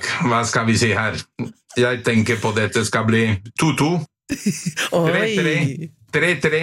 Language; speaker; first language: Norwegian; non-native, fluent; Spanish